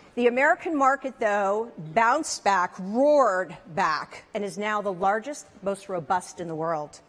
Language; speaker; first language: English; native; English